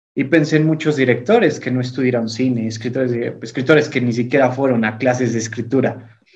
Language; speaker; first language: Spanish; native; Spanish